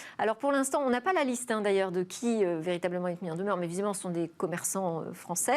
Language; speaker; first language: French; native; French